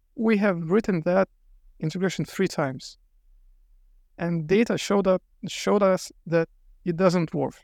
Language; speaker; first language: English; non-native, fluent; Lithuanian